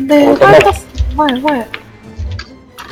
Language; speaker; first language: Korean; native; Korean